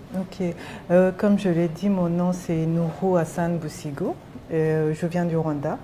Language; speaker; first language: French; non-native, local second language; Kinyarwanda